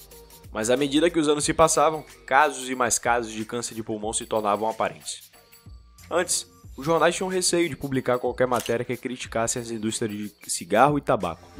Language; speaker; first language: Portuguese; native; Portuguese